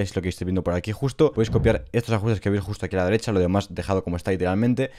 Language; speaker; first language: Spanish; native; Spanish